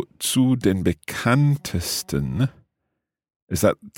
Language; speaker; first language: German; non-native, fluent; English